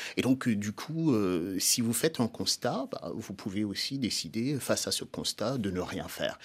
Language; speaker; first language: French; non-native, local second language; Mossi